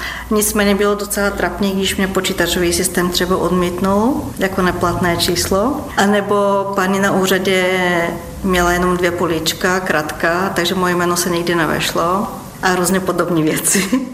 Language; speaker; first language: Czech; non-native, fluent; Bulgarian